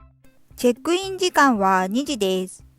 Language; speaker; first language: Japanese; non-native, fluent; Korean